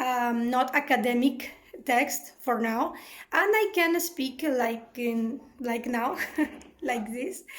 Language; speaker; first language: English; non-native, fluent; Spanish